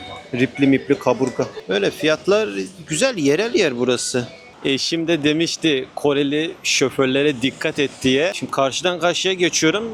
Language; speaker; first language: Turkish; native; Turkish